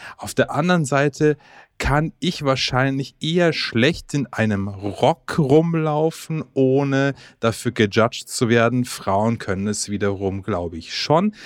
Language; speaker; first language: German; early bilingual, other home language; Croatian